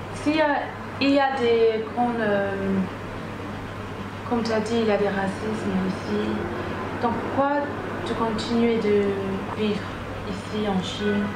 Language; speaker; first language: French; non-native, learner; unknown